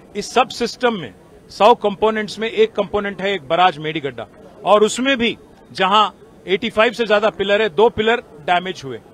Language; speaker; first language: Hindi; non-native, local second language; Telugu